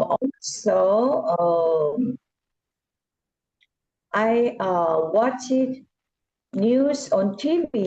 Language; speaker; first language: English; non-native, learner; Korean